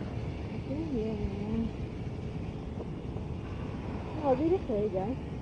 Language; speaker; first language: Spanish; native; Spanish